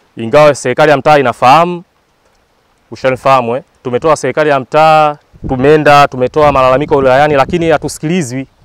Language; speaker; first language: Swahili; native; Swahili